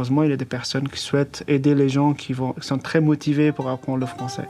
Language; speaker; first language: French; non-native, fluent; Persian